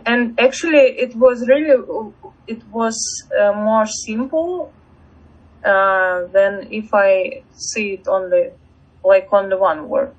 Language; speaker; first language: English; non-native, fluent; Russian